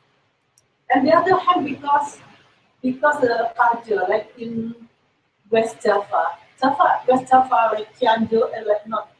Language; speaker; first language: English; non-native, learner; Indonesian